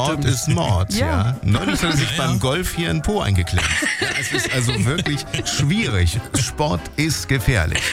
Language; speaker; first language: German; native; German